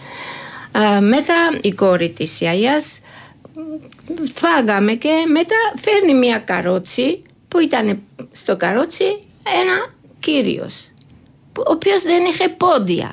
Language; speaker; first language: Greek; non-native, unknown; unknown